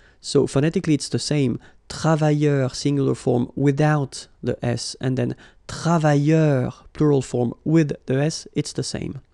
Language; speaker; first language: English; non-native, fluent; French